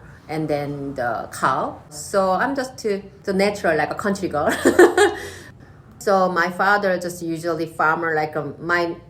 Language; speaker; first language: English; non-native, learner; Korean